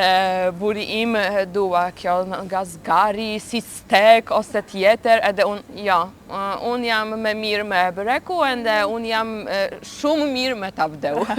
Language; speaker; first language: Albanian; non-native, learner; Polish